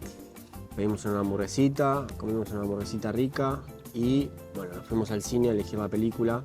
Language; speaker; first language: Spanish; native; Spanish